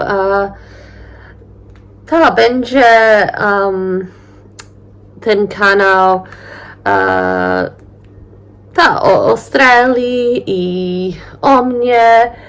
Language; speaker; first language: Polish; early bilingual, heritage; Polish